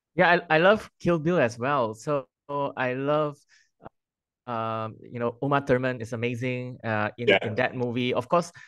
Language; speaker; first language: English; non-native, local second language; Chinese